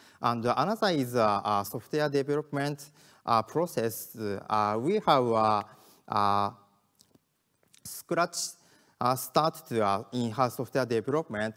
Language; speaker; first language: English; non-native, learner; Japanese